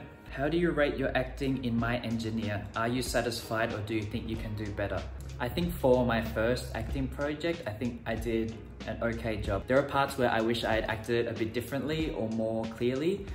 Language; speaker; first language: English; native; English